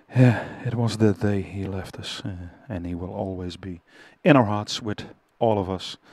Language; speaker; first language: English; non-native, fluent; Dutch